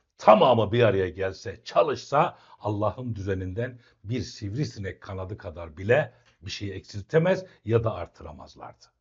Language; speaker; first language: Turkish; native; Turkish